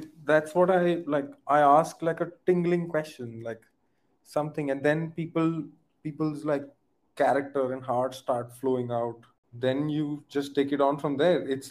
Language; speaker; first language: English; non-native, local second language; Hindi